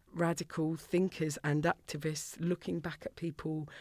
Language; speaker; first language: English; native; English